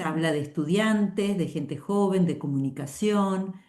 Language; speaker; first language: Spanish; native; Spanish